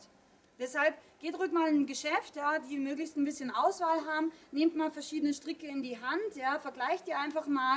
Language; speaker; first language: German; native; German